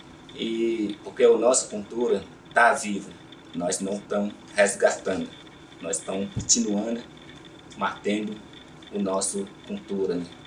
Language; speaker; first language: Portuguese; non-native, local second language; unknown